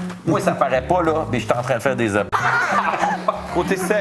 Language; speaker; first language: French; native; French